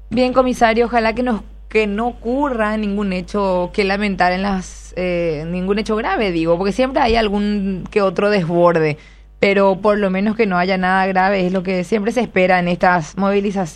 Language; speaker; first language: Spanish; native; Spanish